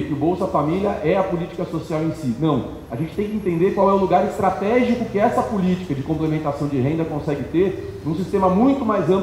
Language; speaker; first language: Portuguese; native; Portuguese